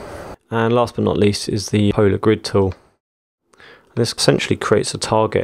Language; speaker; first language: English; native; English